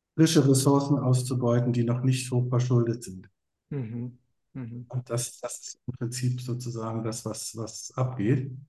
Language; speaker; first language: German; native; German